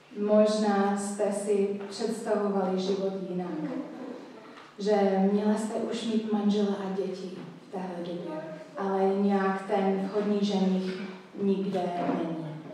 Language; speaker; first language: Czech; non-native, fluent; English